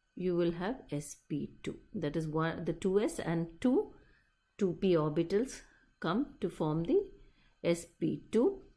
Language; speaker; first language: English; non-native, local second language; Malayalam